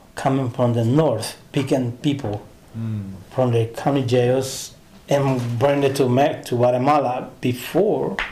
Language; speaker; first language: English; non-native, learner; Spanish